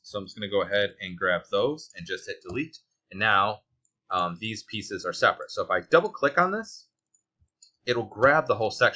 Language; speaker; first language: English; native; English